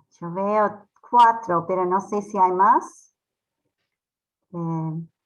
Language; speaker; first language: Spanish; non-native, fluent; English